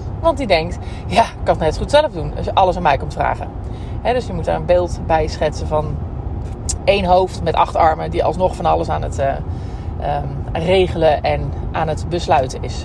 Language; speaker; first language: Dutch; native; Dutch